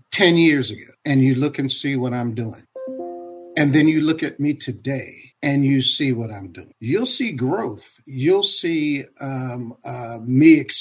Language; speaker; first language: English; native; English